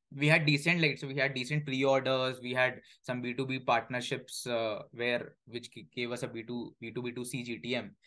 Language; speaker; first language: English; non-native, local second language; Hindi